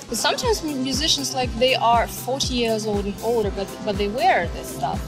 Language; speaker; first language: English; non-native, fluent; Russian